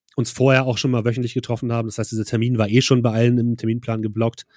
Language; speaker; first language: German; native; German